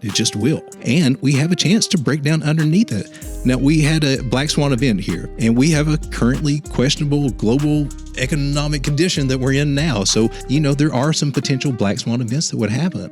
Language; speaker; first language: English; native; English